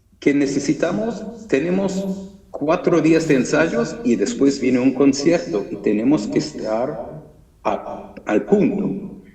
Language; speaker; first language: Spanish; early bilingual, heritage; German